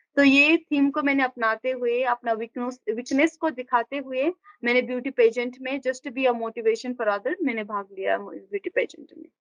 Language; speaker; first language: Hindi; non-native, local second language; Nepali